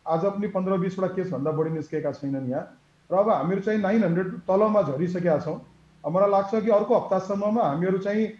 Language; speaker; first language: Nepali; native; Nepali